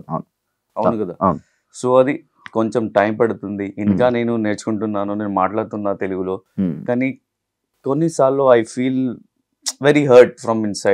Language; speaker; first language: Telugu; non-native, learner; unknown